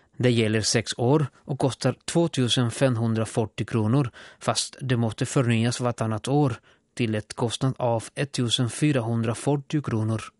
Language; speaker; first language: Swedish; non-native, fluent; Spanish